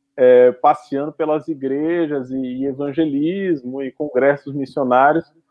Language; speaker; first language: Portuguese; native; Portuguese